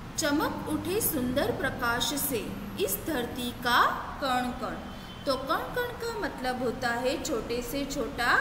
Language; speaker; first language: Hindi; non-native, local second language; Gujarati